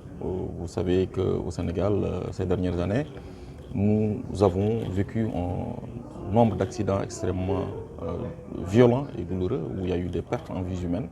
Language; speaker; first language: French; non-native, local second language; Wolof